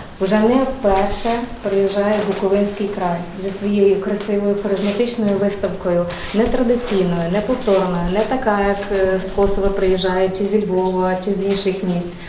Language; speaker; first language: Ukrainian; native; Ukrainian